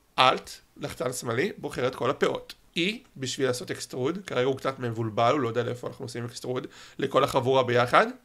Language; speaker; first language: Hebrew; native; Hebrew